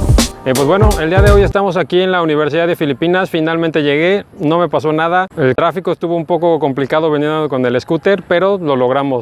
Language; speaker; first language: Spanish; native; Spanish